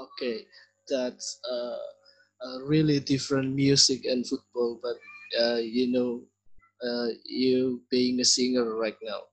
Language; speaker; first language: English; non-native, learner; Indonesian